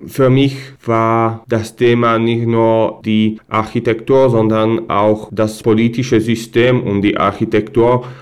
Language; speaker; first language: German; non-native, fluent; Slovak